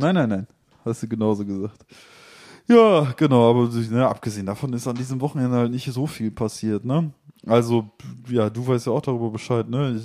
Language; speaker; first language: German; native; German